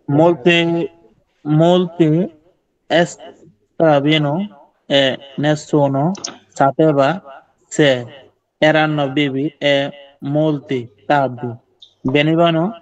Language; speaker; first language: Italian; non-native, learner; Bangla